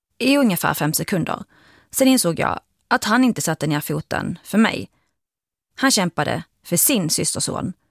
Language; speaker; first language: Swedish; early bilingual, other home language; Arabic